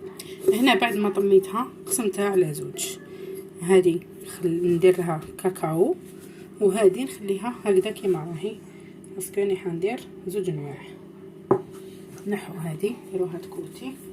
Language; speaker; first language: Arabic; native; Arabic